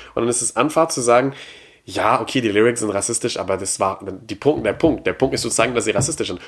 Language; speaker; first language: German; non-native, fluent; French